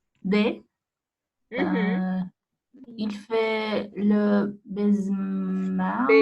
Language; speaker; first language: French; non-native, learner; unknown